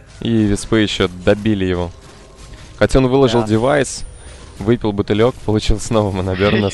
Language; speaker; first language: Russian; native; Russian